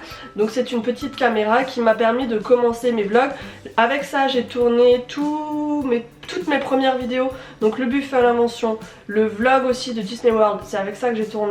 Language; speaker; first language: French; native; French